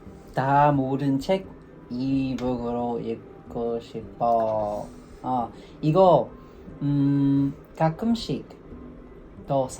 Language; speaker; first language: Korean; non-native, learner; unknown